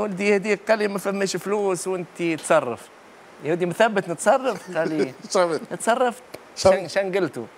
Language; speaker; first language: Arabic; native; Arabic